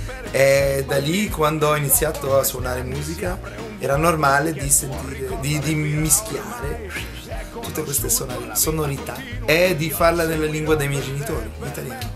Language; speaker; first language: Italian; early bilingual, heritage; Italian